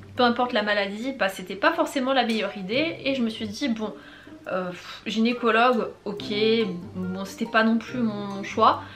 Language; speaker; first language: French; native; French